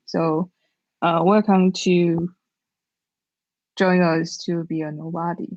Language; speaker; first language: English; non-native, learner; Chinese